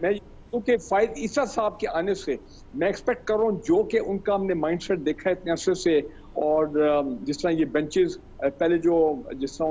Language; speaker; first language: Urdu; native; Urdu